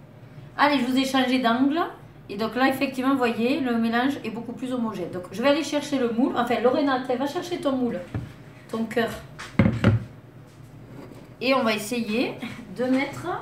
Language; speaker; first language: French; native; French